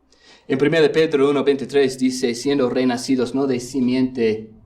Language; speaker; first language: Spanish; non-native, fluent; English